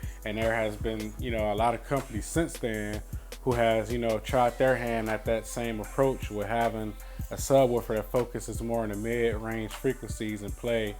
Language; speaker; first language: English; native; English